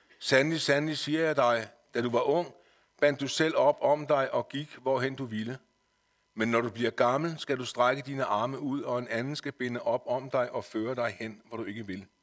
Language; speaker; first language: Danish; native; Danish